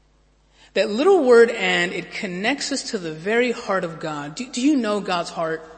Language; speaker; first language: English; native; English